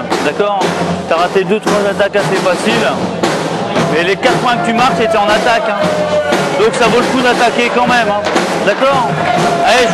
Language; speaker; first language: French; native; French